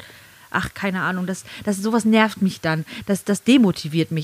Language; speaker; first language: German; native; German